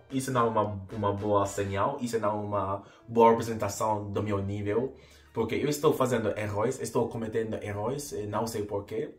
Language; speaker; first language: Portuguese; non-native, fluent; English